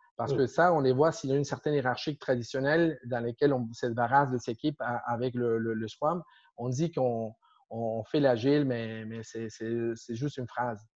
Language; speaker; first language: French; non-native, fluent; Spanish